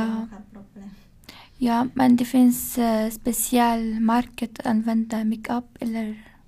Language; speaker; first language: Swedish; non-native, learner; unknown